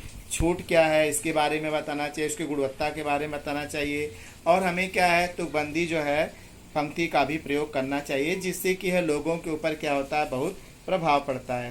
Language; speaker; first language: Hindi; native; Hindi